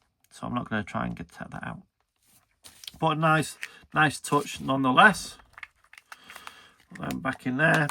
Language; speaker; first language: English; native; English